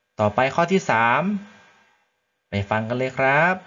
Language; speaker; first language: Thai; native; Thai